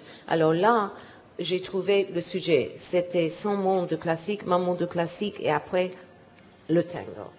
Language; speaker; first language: French; non-native, learner; English